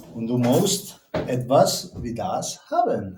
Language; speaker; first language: German; non-native, learner; Spanish